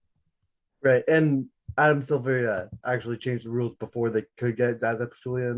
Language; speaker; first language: English; native; English